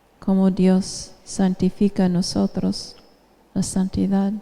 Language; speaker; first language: Spanish; non-native, fluent; English